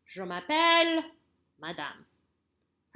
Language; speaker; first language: French; non-native, learner; English